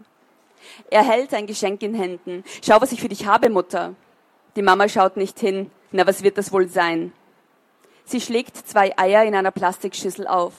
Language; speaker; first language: German; native; German